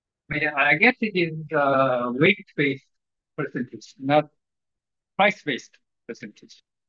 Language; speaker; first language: English; non-native, fluent; Korean